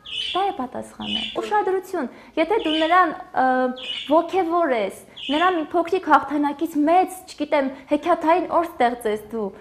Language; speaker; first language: Armenian; native; Armenian